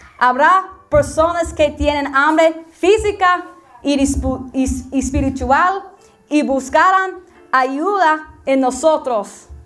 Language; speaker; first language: Spanish; non-native, learner; English